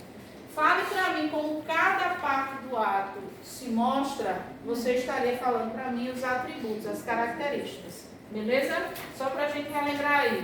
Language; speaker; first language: Portuguese; native; Portuguese